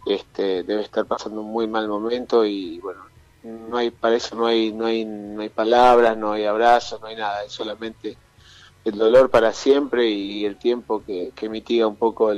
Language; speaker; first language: Spanish; native; Spanish